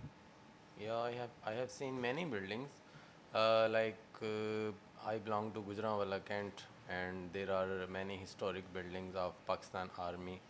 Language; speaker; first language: English; non-native, local second language; Punjabi